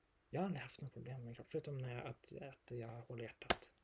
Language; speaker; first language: Swedish; native; Swedish